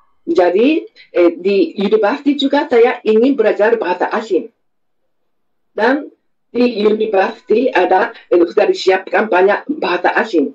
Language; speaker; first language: Indonesian; non-native, fluent; Japanese